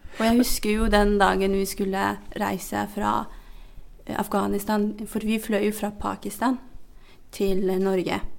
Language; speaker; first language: Norwegian; non-native, fluent; Hazaragi